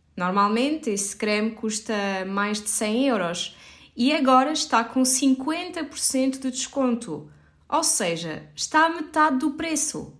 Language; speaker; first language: Portuguese; native; Portuguese